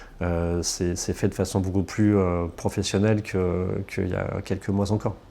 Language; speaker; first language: French; native; French